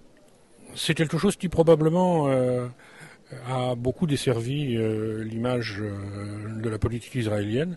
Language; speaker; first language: French; native; French